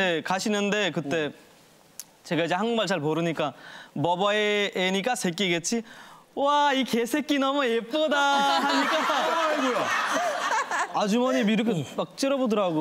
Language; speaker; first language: Korean; non-native, fluent; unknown